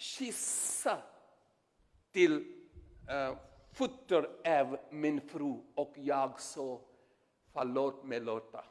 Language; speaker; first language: Swedish; non-native, learner; Urdu